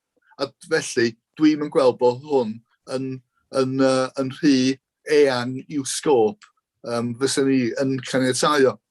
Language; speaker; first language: Welsh; native; Welsh